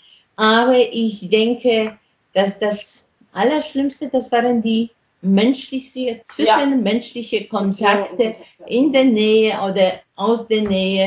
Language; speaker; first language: German; non-native, fluent; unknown